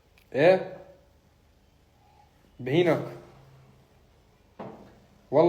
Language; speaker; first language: Arabic; native; Arabic